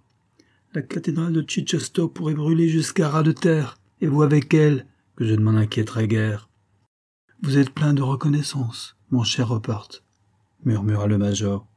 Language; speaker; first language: French; native; French